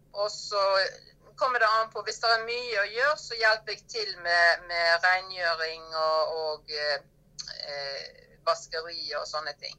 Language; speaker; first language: Norwegian; native; Norwegian